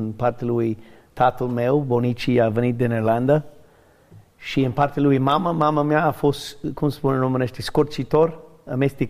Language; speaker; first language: Romanian; non-native, learner; English